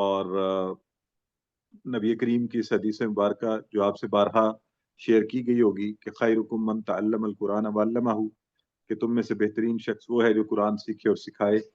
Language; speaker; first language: Urdu; native; Urdu